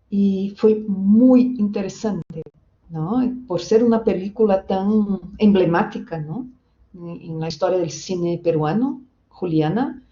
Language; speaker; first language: Spanish; non-native, fluent; Portuguese